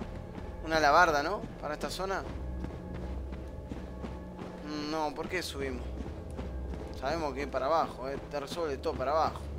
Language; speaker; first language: Spanish; native; Spanish